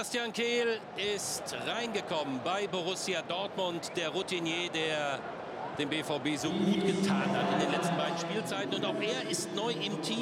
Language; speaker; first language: German; native; German